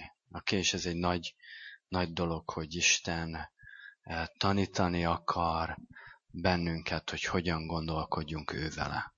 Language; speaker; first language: Hungarian; native; Hungarian